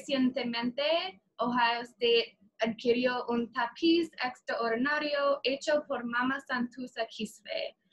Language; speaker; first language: Spanish; non-native, learner; English